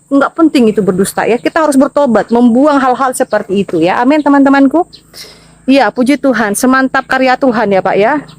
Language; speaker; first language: Indonesian; non-native, local second language; Madurese